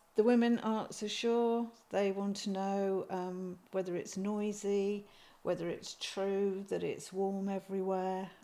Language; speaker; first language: English; native; English